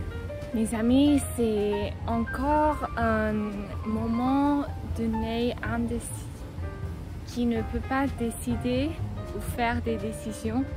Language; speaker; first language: French; non-native, learner; English